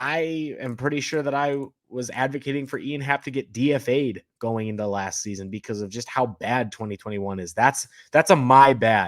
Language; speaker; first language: English; native; English